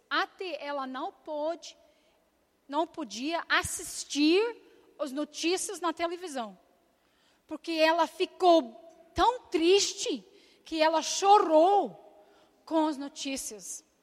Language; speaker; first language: Portuguese; non-native, learner; English